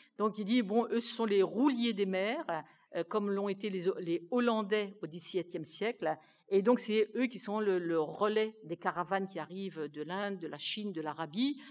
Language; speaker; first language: French; native; French